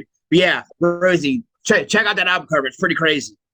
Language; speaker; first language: English; native; English